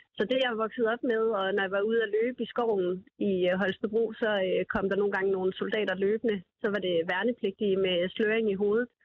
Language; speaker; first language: Danish; early bilingual, other home language; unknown